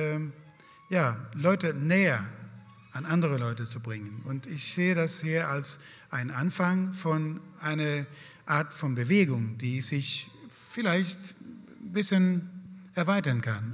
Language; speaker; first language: German; non-native, fluent; Swedish